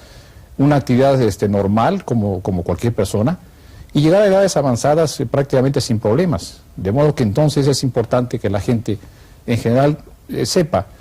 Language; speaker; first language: Spanish; native; Spanish